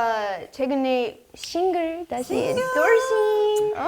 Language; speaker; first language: Korean; non-native, learner; English